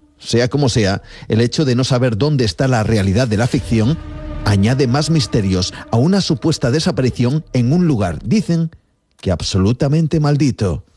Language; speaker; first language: Spanish; native; Spanish